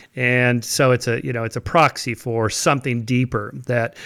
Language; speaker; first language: English; native; English